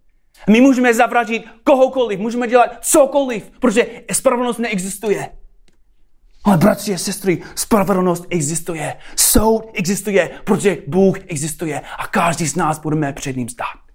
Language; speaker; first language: Czech; non-native, fluent; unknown